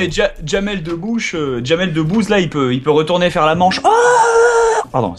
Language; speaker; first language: French; native; French